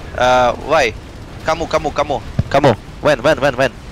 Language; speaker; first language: English; non-native, learner; Russian